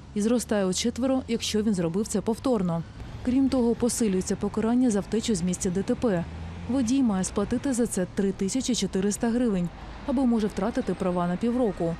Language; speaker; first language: Ukrainian; native; Ukrainian